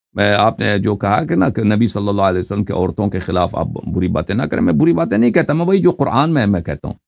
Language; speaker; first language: Urdu; non-native, fluent; Persian